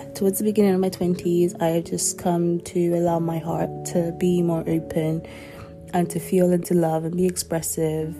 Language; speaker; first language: English; non-native, local second language; Yoruba